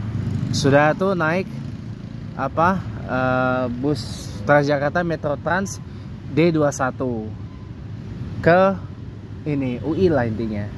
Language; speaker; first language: Indonesian; native; Indonesian